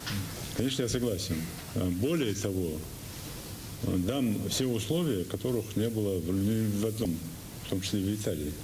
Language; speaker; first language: Russian; native; Russian